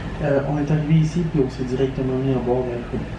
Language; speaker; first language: French; native; French